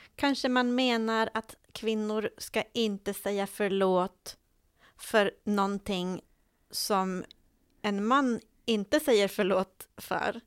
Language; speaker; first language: Swedish; native; Swedish